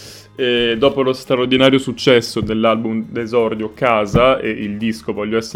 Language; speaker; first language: Italian; native; Italian